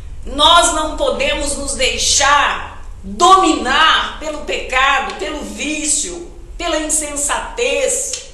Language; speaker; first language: Portuguese; native; Portuguese